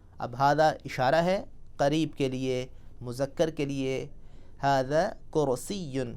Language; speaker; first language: Urdu; non-native, local second language; Punjabi